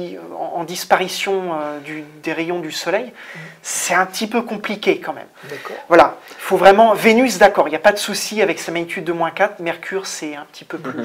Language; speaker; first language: French; native; French